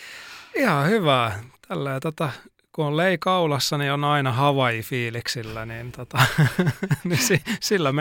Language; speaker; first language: Finnish; native; Finnish